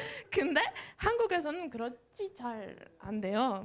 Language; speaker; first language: Korean; non-native, fluent; Spanish